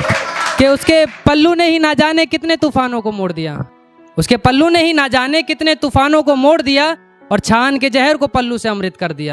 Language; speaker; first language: Hindi; native; Hindi